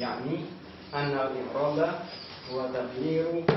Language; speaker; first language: Arabic; non-native, learner; Indonesian